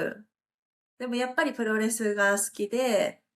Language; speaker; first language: Japanese; native; Japanese